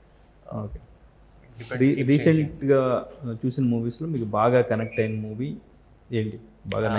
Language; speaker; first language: Telugu; native; Telugu